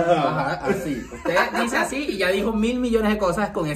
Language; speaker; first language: Spanish; native; Spanish